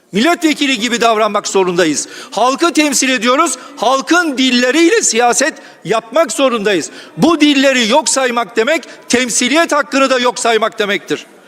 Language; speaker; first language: Turkish; non-native, local second language; Kurdish